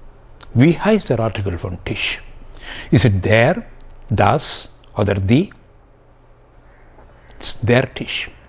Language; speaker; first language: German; non-native, fluent; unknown